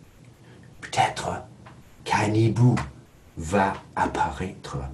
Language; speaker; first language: French; non-native, fluent; English